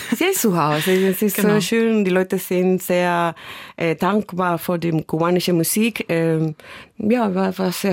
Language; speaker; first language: German; non-native, learner; Spanish